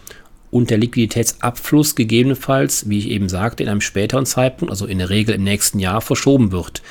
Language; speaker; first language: German; native; German